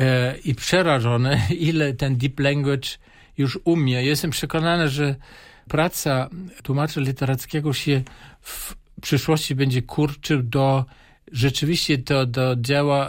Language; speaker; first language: Polish; non-native, fluent; German